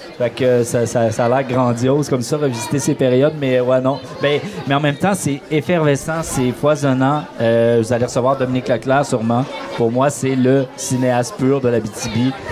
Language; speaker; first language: French; native; French